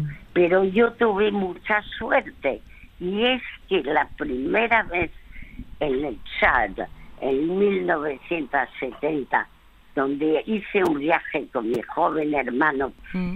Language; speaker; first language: Spanish; early bilingual, other home language; French